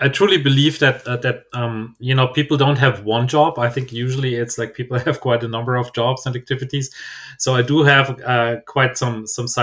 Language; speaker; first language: English; non-native, fluent; German